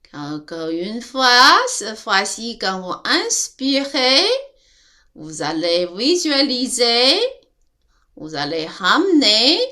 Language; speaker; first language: French; non-native, learner; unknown